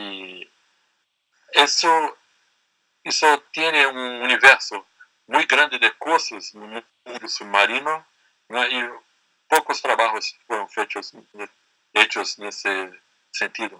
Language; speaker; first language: Spanish; non-native, learner; Portuguese